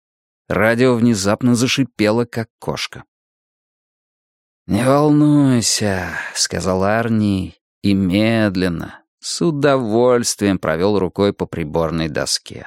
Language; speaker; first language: Russian; native; Russian